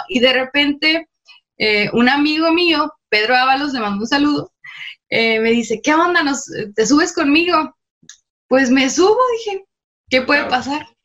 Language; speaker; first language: Spanish; native; Spanish